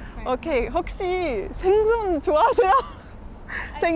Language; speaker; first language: Korean; non-native, fluent; Estonian